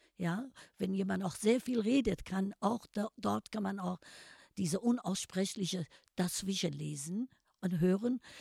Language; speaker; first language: German; non-native, fluent; Persian